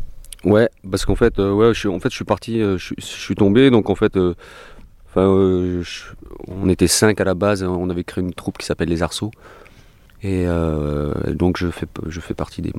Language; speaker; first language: French; native; French